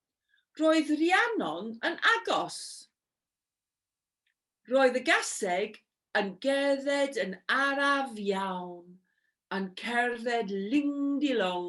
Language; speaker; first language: Welsh; non-native, fluent; English